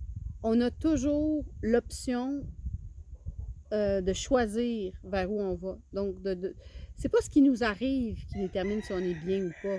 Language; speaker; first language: French; native; French